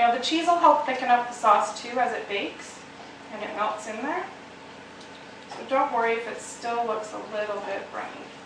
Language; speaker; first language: English; native; English